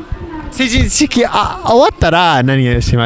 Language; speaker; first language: Japanese; non-native, learner; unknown